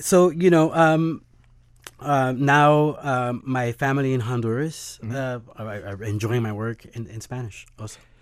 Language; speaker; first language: English; early bilingual, other home language; Spanish